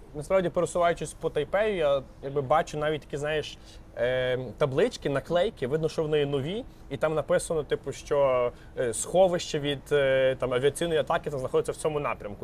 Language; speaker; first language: Ukrainian; native; Ukrainian